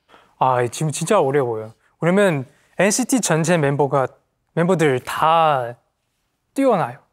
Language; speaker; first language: Korean; non-native, fluent; Chinese